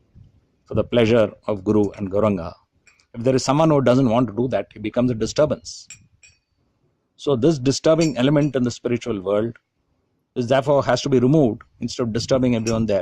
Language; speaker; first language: English; non-native, local second language; Tamil